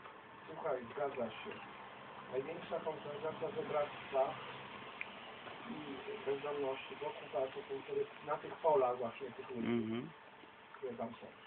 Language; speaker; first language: Polish; native; Polish